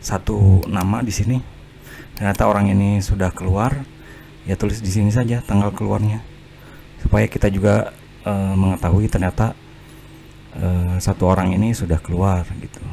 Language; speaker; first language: Indonesian; native; Indonesian